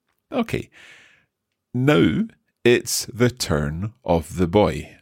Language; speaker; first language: English; native; English